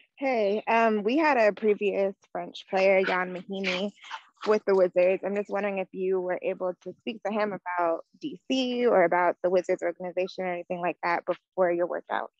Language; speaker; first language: English; native; English